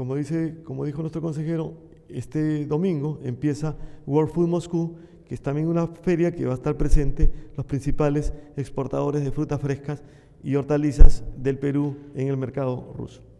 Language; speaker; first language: Spanish; native; Spanish